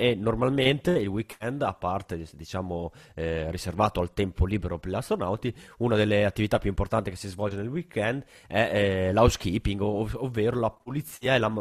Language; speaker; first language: Italian; native; Italian